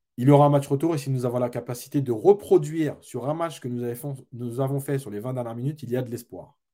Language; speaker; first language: French; native; French